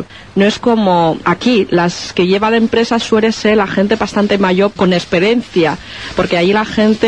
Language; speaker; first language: Spanish; non-native, learner; Chinese